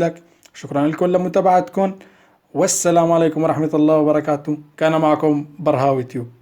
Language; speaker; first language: Arabic; native; Arabic